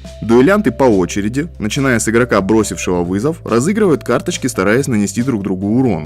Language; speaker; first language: Russian; native; Russian